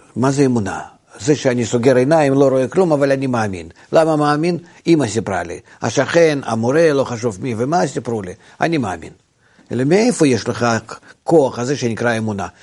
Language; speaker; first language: Hebrew; non-native, fluent; Russian